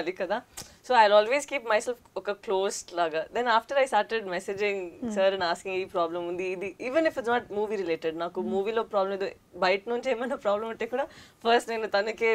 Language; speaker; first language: Telugu; non-native, local second language; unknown